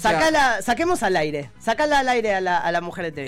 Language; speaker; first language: Spanish; native; Spanish